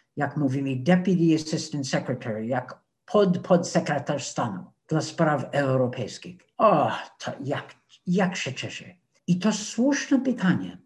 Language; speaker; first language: Polish; non-native, fluent; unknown